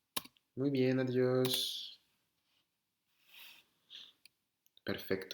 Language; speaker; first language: Spanish; non-native, fluent; French